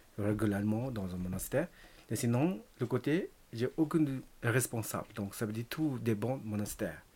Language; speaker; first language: French; non-native, learner; Tibetan